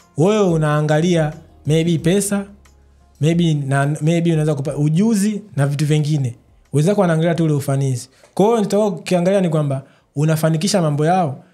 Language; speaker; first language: Swahili; native; Swahili